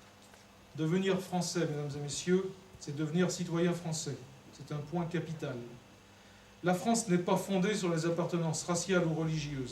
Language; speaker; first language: French; native; French